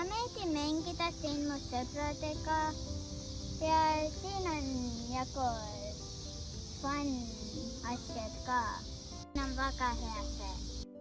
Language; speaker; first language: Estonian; early bilingual, heritage; English